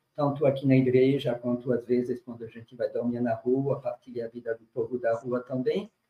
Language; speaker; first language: Portuguese; non-native, fluent; French